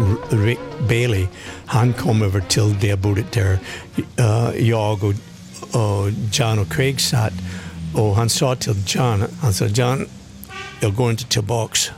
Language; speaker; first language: Swedish; non-native, fluent; English